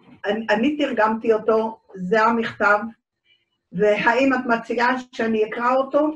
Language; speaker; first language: Hebrew; early bilingual, other home language; Dutch